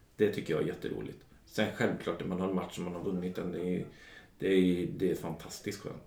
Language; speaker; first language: Swedish; native; Swedish